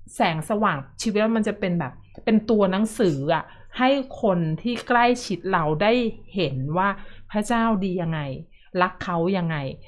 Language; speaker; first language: Thai; native; Thai